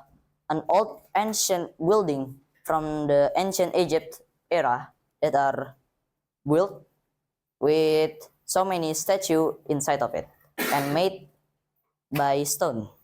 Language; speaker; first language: English; non-native, learner; Indonesian